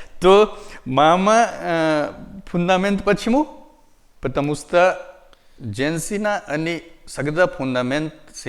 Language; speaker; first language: Russian; non-native, learner; Hindi